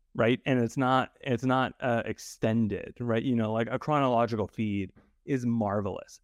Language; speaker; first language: English; native; English